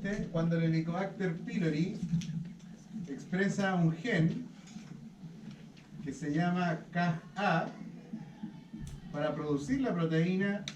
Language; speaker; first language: Spanish; native; Spanish